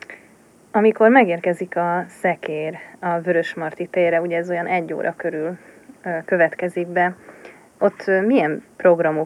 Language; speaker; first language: Hungarian; native; Hungarian